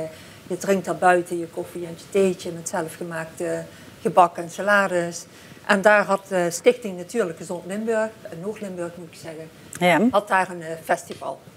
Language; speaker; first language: Dutch; native; Dutch